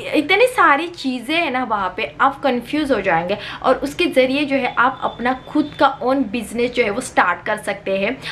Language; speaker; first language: Hindi; native; Hindi